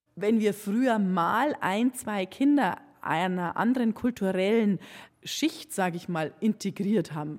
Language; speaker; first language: German; native; German